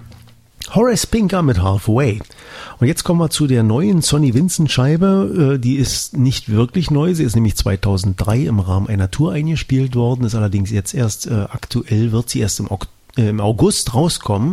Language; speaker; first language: German; native; German